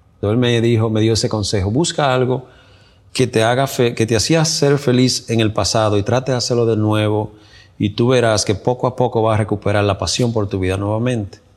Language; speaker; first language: Spanish; native; Spanish